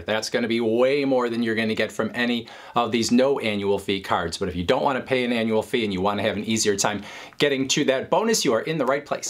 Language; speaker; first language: English; native; English